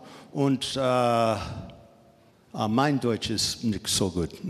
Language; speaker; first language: German; non-native, learner; English